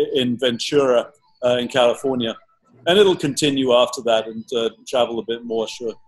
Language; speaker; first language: English; native; English